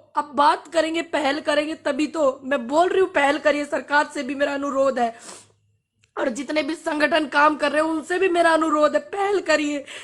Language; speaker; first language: Hindi; native; Hindi